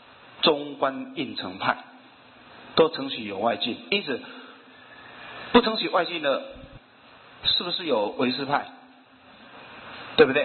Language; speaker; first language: Chinese; native; Chinese